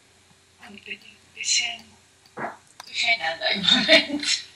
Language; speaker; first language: German; non-native, learner; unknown